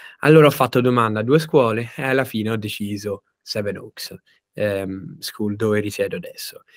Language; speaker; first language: Italian; native; Italian